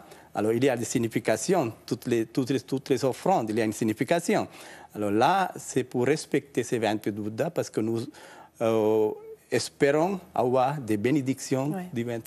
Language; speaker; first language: French; non-native, learner; Sinhala